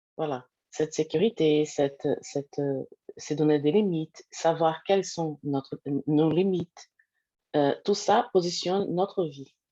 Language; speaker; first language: French; non-native, fluent; Portuguese